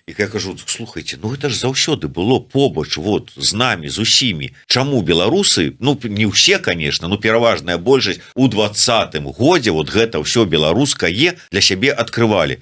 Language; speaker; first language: Belarusian; native; Belarusian